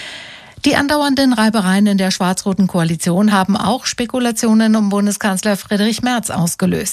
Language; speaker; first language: German; native; German